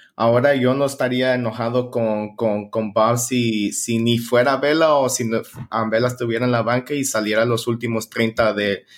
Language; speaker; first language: Spanish; native; Spanish